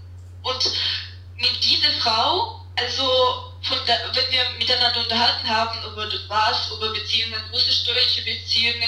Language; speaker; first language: German; non-native, fluent; Russian